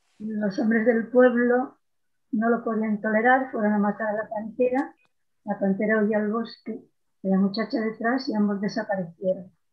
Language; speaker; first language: Spanish; native; Spanish